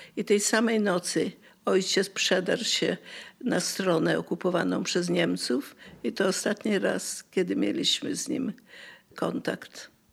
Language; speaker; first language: Polish; native; Polish